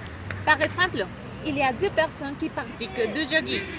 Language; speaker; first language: French; non-native, learner; Spanish